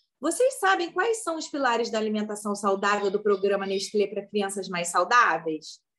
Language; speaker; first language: Portuguese; native; Portuguese